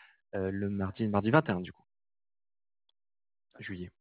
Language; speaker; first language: French; native; French